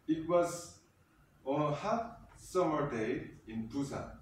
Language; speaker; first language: English; non-native, fluent; Korean